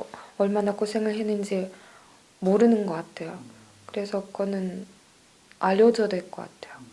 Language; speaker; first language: Korean; non-native, fluent; Russian